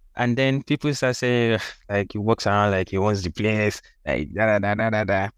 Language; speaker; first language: English; non-native, local second language; Yoruba